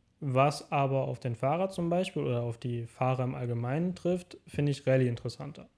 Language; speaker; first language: German; native; German